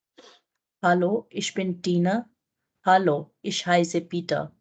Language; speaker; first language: German; non-native, learner; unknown